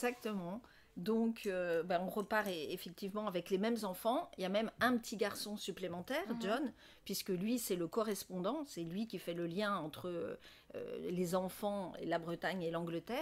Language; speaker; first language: French; native; French